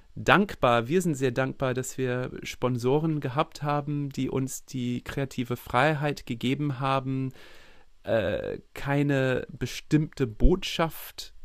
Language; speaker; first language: German; non-native, fluent; English